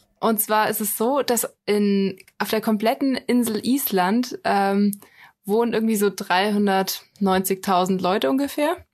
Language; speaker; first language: German; native; German